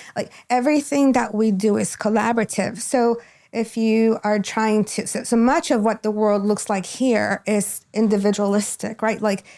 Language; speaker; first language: English; non-native, fluent; Spanish